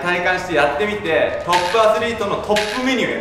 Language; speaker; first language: Japanese; native; Japanese